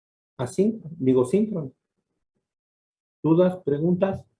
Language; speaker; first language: Spanish; native; Spanish